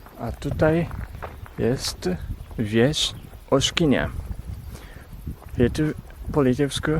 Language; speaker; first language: Polish; non-native, fluent; Japanese